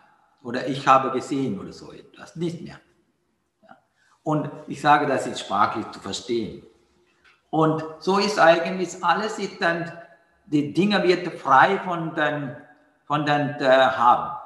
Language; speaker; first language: German; non-native, learner; Sinhala